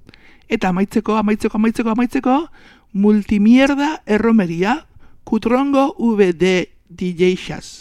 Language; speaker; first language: Basque; native; Basque